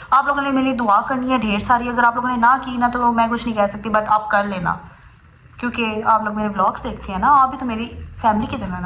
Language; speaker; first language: Urdu; native; Urdu